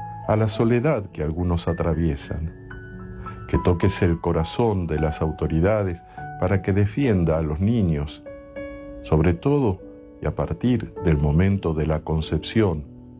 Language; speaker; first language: Spanish; native; Spanish